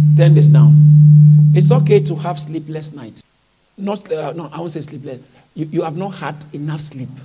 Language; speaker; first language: English; non-native, local second language; Akan